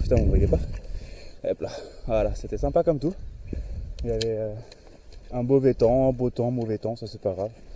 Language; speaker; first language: French; native; French